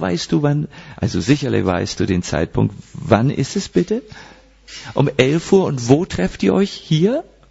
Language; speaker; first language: German; native; German